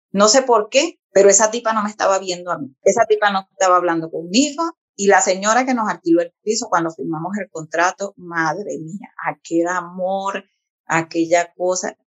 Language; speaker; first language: Spanish; native; Spanish